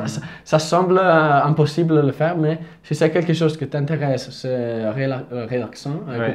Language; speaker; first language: French; non-native, fluent; Italian